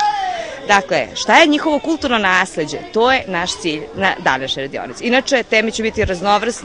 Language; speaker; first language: Croatian; native; Croatian